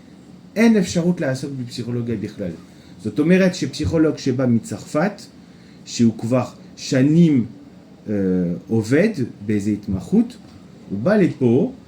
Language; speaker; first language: Hebrew; non-native, fluent; French